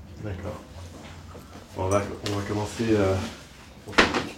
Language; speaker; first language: French; native; French